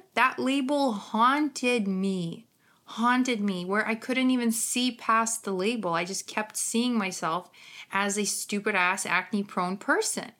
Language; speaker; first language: English; non-native, fluent; Ukrainian